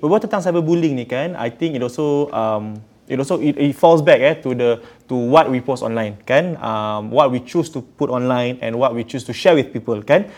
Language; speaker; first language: English; non-native, local second language; Malay